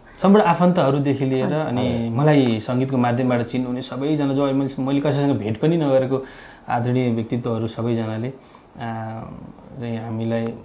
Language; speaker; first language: Nepali; native; Nepali